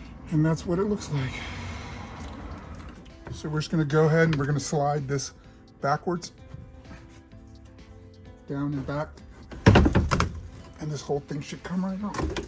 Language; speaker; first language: English; native; English